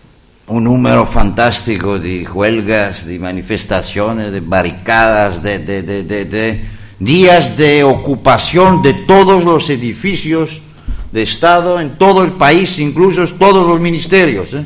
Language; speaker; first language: Spanish; non-native, learner; Greek